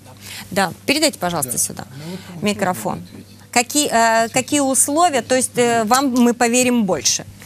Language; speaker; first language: Russian; native; Russian